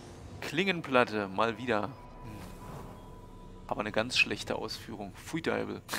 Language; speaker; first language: German; native; German